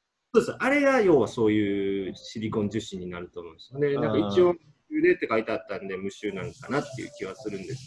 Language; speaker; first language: Japanese; native; Japanese